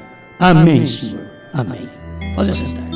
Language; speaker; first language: Portuguese; native; Portuguese